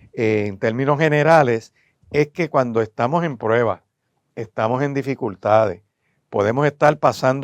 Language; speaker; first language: Spanish; native; Spanish